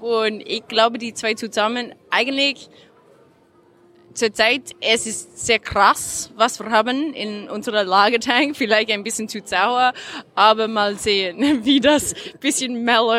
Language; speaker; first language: German; non-native, learner; English